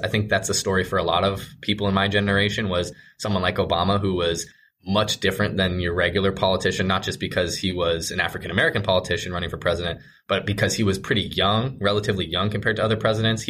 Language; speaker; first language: English; native; English